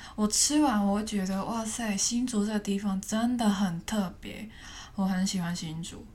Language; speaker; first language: Chinese; non-native, fluent; Cantonese